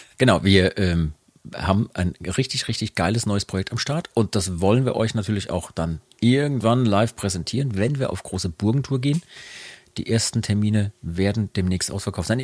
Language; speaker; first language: German; native; German